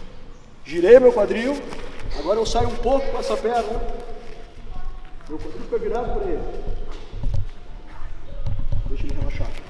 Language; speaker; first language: Portuguese; native; Portuguese